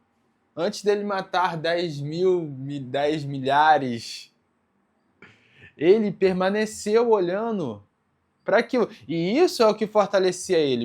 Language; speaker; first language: Portuguese; native; Portuguese